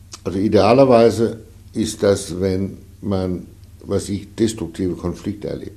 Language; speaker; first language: German; non-native, fluent; Danish